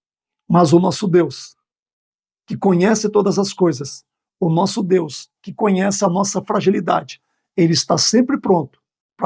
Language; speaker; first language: Portuguese; native; Portuguese